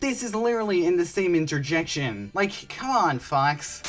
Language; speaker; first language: English; native; English